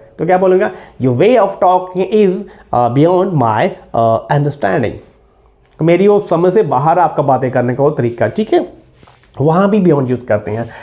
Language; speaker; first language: Hindi; native; Hindi